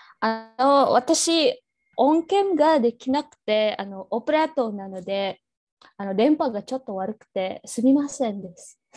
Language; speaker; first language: Japanese; non-native, learner; Indonesian